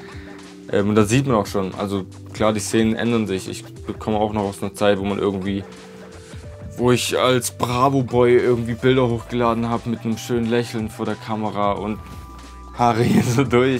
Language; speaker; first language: German; native; German